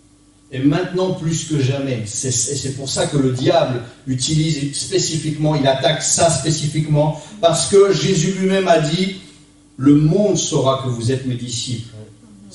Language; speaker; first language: French; native; French